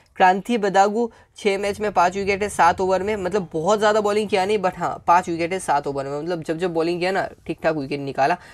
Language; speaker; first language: Hindi; native; Hindi